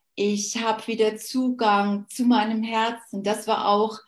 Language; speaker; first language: German; non-native, local second language; Luxembourgish